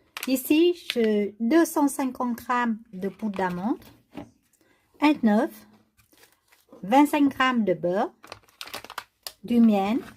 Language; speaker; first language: French; non-native, learner; Vietnamese